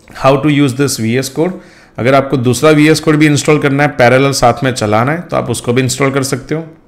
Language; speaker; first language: Hindi; non-native, local second language; Gujarati